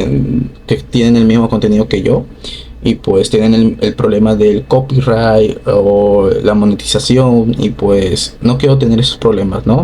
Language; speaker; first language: Spanish; native; Spanish